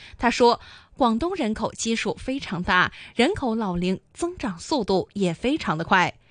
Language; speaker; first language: Chinese; non-native, local second language; Cantonese